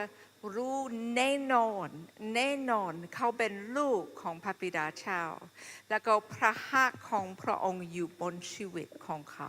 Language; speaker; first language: Thai; non-native, fluent; English